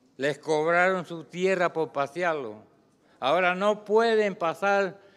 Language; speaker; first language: Spanish; native; Spanish